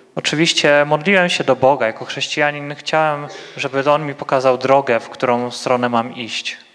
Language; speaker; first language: Polish; native; Polish